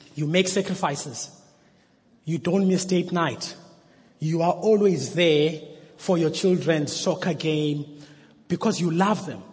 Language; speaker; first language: English; non-native, local second language; Xhosa